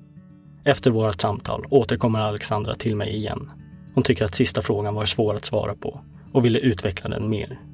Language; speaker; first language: Swedish; native; Swedish